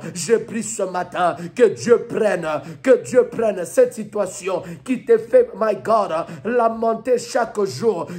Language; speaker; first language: French; non-native, local second language; Lingala